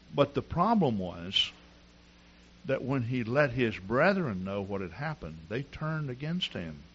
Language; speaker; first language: English; native; English